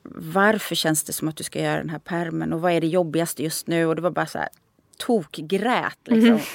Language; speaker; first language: Swedish; native; Swedish